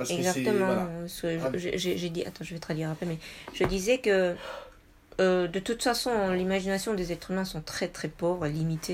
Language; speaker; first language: French; non-native, fluent; Japanese